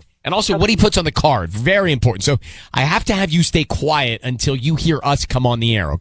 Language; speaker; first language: English; native; English